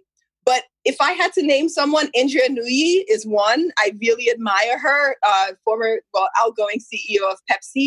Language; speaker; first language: English; non-native, local second language; Igbo